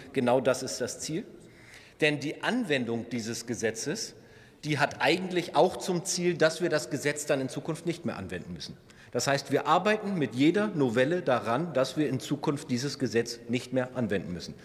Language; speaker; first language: German; native; German